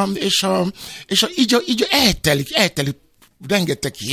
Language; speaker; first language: Hungarian; non-native, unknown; Yoruba